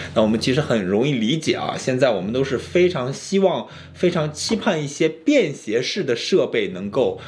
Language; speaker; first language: Chinese; native; Chinese